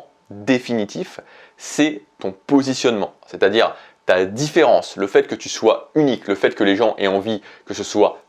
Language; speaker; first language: French; native; French